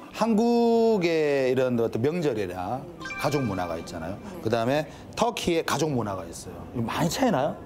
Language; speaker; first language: Korean; native; Korean